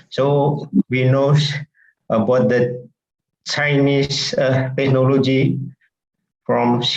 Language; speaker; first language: English; non-native, fluent; Indonesian